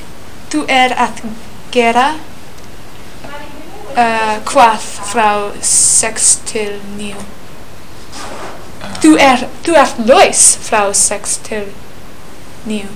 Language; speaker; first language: Icelandic; non-native, learner; English